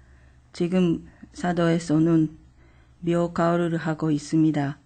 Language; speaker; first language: Korean; non-native, fluent; Japanese